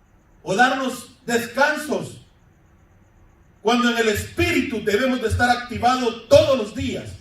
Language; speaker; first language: Spanish; native; Spanish